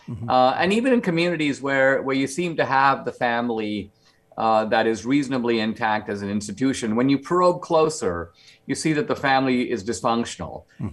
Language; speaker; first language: English; non-native, local second language; Konkani